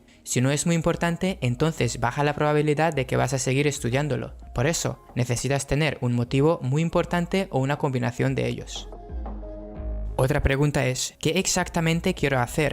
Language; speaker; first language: Spanish; non-native, fluent; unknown